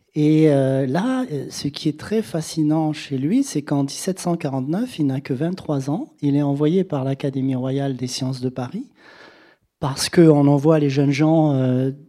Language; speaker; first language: French; native; French